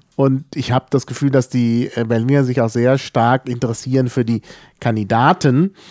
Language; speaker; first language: German; native; German